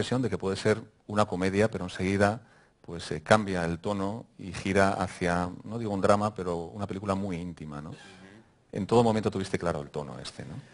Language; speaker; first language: Spanish; native; Spanish